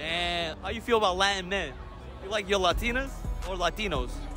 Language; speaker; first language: English; early bilingual, other home language; Chinese